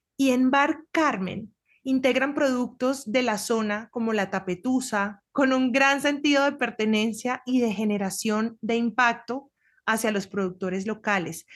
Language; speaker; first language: Spanish; native; Spanish